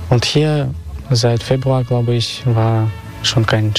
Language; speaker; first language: German; non-native, fluent; Russian